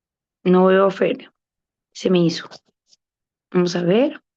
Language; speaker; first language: Spanish; native; Spanish